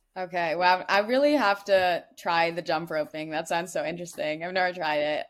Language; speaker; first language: English; non-native, fluent; Dutch